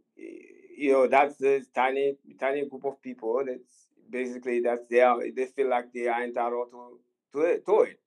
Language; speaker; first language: English; non-native, fluent; Haitian Creole